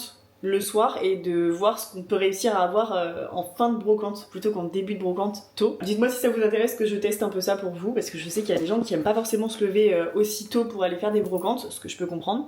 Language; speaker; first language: French; native; French